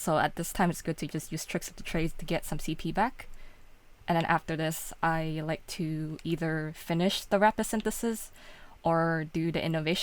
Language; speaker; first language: English; native; English